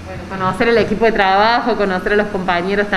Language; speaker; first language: Spanish; native; Spanish